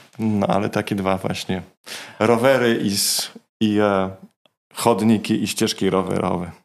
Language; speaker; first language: Polish; native; Polish